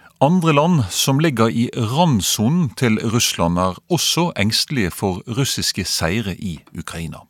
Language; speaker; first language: Norwegian; native; Norwegian